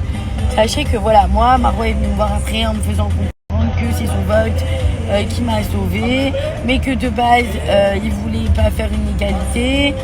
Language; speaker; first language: French; native; French